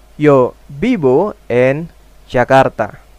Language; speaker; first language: Spanish; non-native, fluent; Indonesian